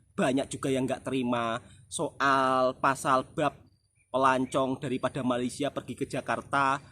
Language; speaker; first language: Indonesian; native; Indonesian